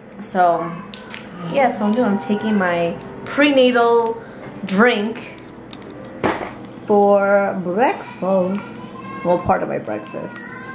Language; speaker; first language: English; early bilingual, other home language; Spanish